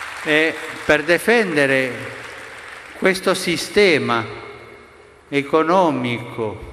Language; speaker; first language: Italian; non-native, fluent; Spanish